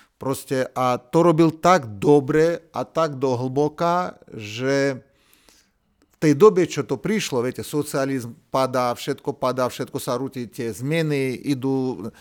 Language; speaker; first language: Slovak; non-native, fluent; Russian